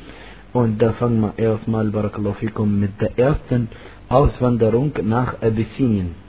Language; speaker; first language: German; non-native, fluent; Arabic